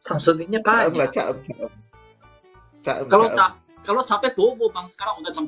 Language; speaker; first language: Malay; non-native, fluent; Korean